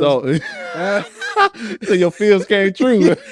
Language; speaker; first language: English; native; English